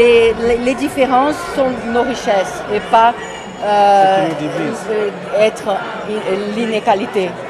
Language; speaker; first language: French; non-native, fluent; Portuguese